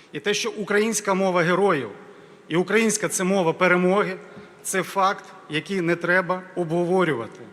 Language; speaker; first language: Ukrainian; native; Ukrainian